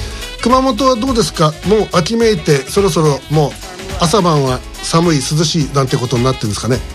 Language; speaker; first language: Japanese; native; Japanese